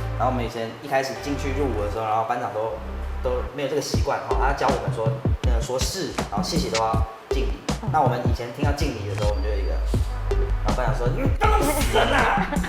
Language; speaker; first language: Chinese; native; Chinese